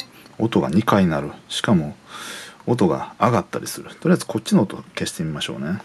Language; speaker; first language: Japanese; native; Japanese